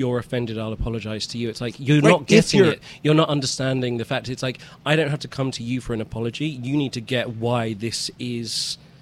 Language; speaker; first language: English; native; English